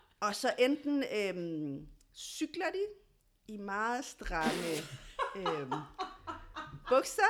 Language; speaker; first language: Danish; early bilingual, other home language; Spanish